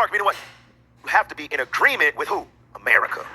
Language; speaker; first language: English; native; English